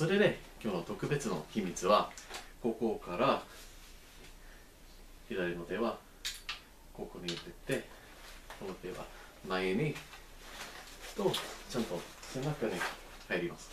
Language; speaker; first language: Japanese; non-native, learner; English